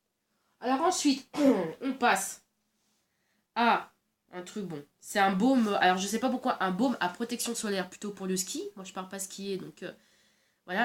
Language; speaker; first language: French; native; French